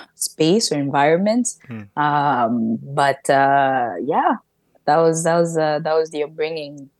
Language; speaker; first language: English; early bilingual, other home language; French